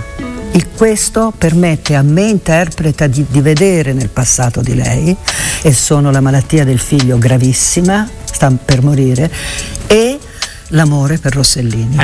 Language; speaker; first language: Italian; native; Italian